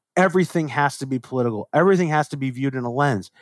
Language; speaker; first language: English; native; English